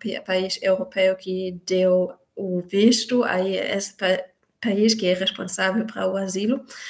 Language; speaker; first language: Portuguese; non-native, fluent; German